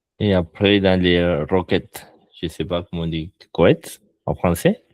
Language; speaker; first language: French; non-native, learner; Spanish